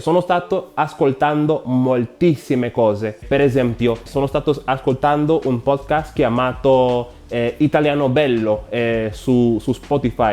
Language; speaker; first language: Italian; non-native, learner; Spanish